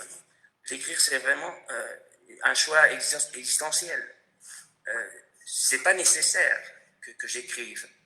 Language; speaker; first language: French; non-native, fluent; Spanish